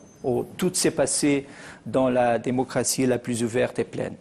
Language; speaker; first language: French; non-native, fluent; Portuguese